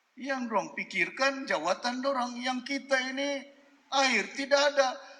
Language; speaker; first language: Malay; native; Malay